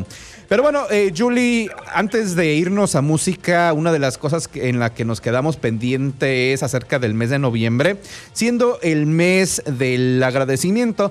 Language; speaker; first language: Spanish; native; Spanish